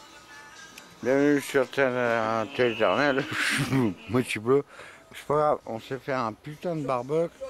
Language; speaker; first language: French; native; French